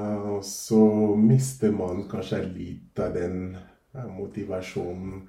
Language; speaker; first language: Norwegian; non-native, fluent; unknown